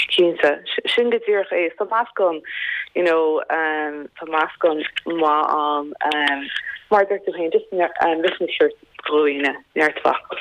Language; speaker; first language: Irish; non-native, local second language; English